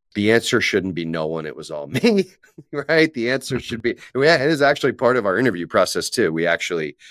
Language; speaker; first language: English; native; English